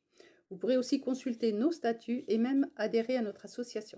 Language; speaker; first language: French; native; French